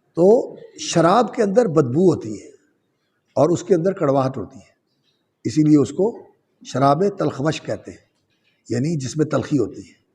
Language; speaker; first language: Urdu; non-native, local second language; Punjabi